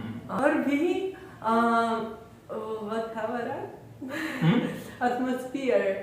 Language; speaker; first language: Hindi; non-native, learner; Russian